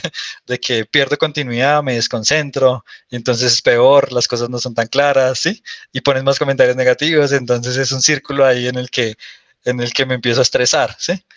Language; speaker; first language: Spanish; native; Spanish